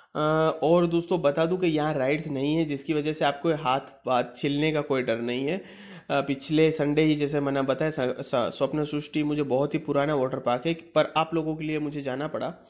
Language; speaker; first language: Hindi; non-native, local second language; Gujarati